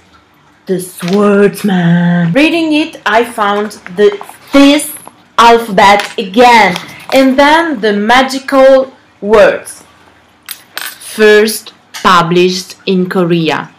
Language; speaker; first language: English; non-native, learner; Italian